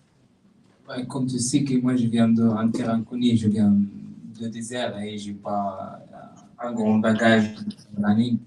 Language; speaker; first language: French; non-native, learner; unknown